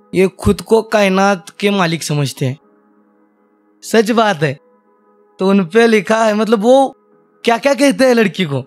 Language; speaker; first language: Hindi; non-native, local second language; Marathi